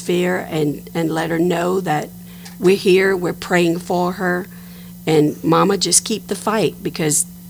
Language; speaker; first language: English; native; English